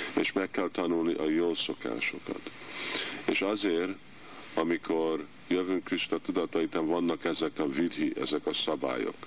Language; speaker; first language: Hungarian; early bilingual, heritage; Hungarian